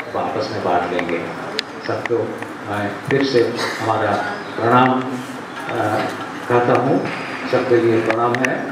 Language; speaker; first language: Hindi; non-native, local second language; Bangla